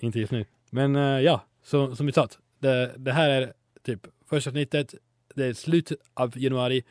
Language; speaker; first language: Swedish; non-native, learner; Italian